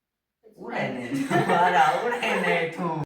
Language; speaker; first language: Armenian; early bilingual, heritage; Armenian